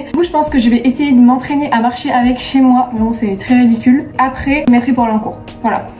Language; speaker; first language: French; native; French